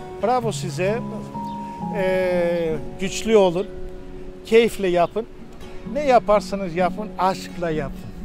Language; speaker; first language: Turkish; non-native, local second language; Greek